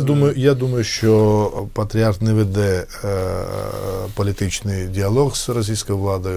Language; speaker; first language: Ukrainian; non-native, fluent; Georgian